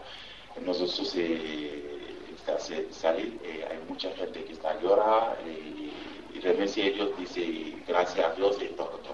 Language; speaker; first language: Spanish; non-native, learner; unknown